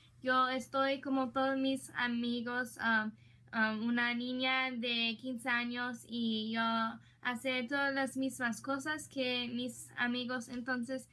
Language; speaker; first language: Spanish; non-native, learner; English